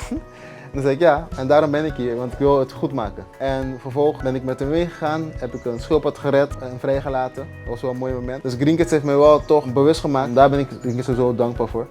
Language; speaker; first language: Dutch; non-native, local second language; Papiamento